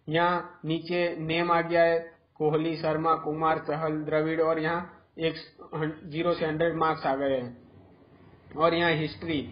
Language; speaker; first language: Hindi; non-native, local second language; Gujarati